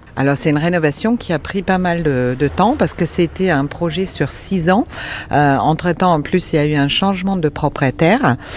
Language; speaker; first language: French; non-native, fluent; German